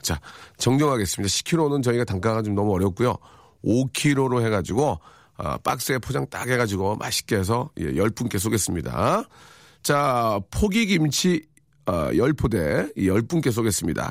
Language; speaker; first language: Korean; native; Korean